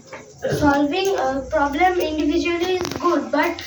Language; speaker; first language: English; non-native, learner; Bangla